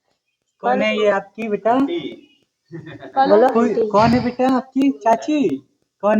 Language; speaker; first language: Hindi; native; Hindi